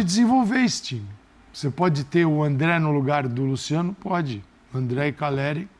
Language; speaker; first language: Portuguese; native; Portuguese